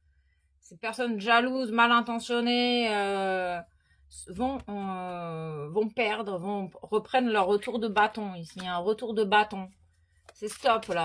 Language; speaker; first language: French; native; French